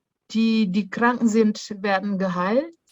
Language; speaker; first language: German; non-native, fluent; Indonesian